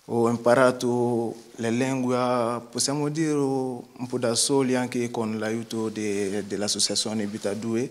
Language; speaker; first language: Italian; non-native, learner; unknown